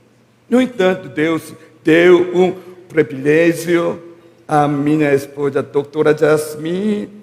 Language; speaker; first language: Portuguese; non-native, learner; Korean